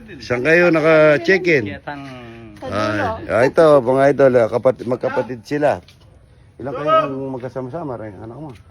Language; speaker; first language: Filipino; non-native, local second language; Pampanga